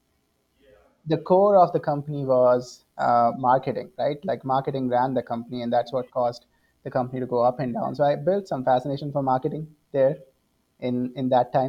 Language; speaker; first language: English; non-native, local second language; Hindi